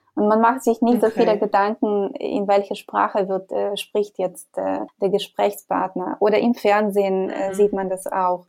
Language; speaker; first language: German; non-native, fluent; Ukrainian